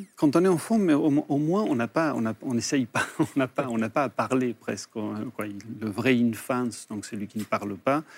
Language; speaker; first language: French; early bilingual, other home language; Spanish